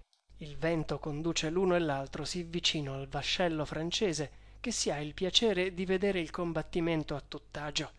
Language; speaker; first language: Italian; native; Italian